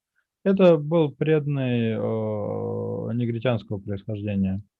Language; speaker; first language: Russian; native; Russian